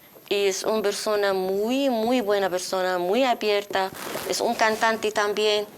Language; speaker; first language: Spanish; non-native, learner; Arabic